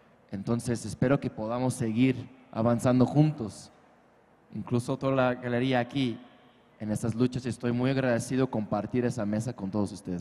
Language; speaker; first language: Spanish; non-native, fluent; English